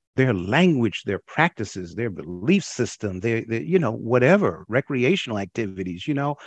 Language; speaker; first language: English; native; English